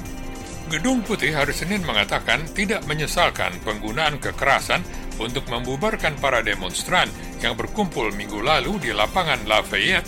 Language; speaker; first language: Indonesian; native; Indonesian